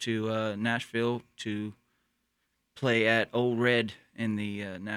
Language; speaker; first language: English; native; English